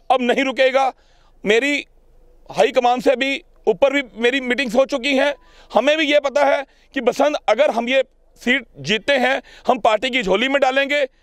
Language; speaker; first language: Hindi; non-native, local second language; Punjabi